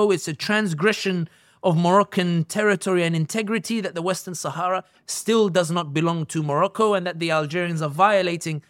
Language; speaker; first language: English; native; English